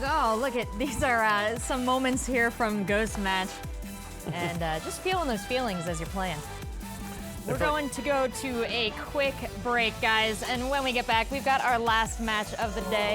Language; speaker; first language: English; native; English